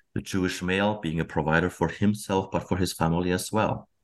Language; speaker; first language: English; non-native, fluent; German